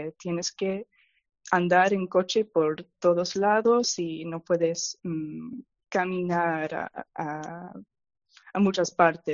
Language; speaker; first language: Spanish; non-native, fluent; English